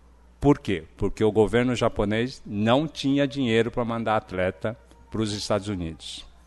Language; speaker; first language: Portuguese; early bilingual, other home language; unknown